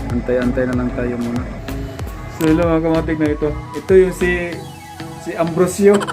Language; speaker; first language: Filipino; non-native, local second language; Cebuano